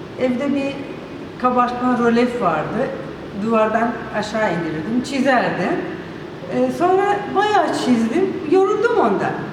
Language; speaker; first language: Turkish; non-native, fluent; Persian